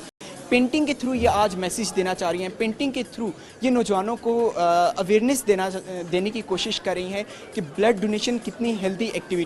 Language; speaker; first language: Urdu; native; Urdu